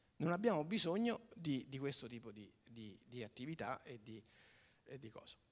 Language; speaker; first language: Italian; native; Italian